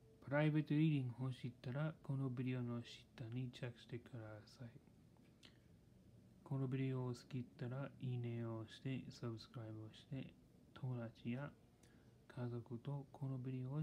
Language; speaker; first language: Japanese; non-native, learner; English